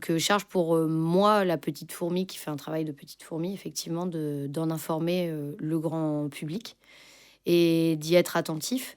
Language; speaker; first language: French; native; French